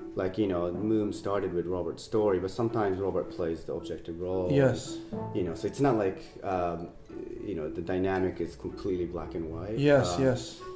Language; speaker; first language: English; non-native, fluent; Japanese